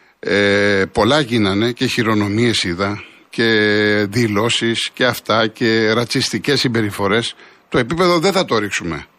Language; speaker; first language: Greek; native; Greek